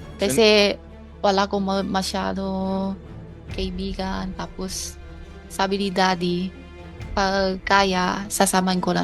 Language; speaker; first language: Filipino; non-native, learner; Chinese